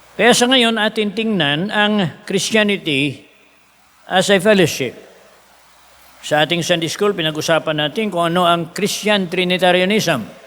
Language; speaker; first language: Filipino; non-native, local second language; Hiligaynon